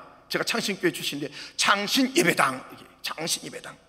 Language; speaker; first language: Korean; native; Korean